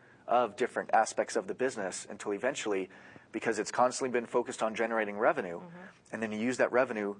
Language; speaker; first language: English; native; English